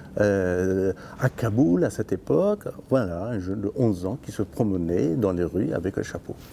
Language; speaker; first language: French; non-native, fluent; Persian